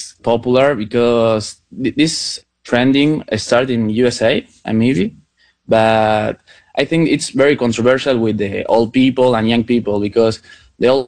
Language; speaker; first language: English; non-native, learner; Spanish